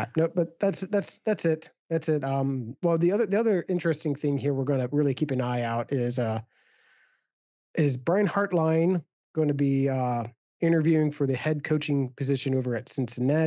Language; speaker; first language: English; native; English